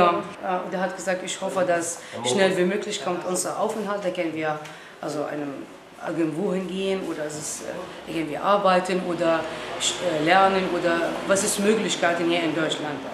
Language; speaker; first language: German; non-native, learner; Arabic